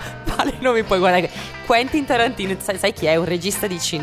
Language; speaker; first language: Italian; native; Italian